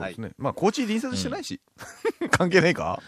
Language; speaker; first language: Japanese; native; Japanese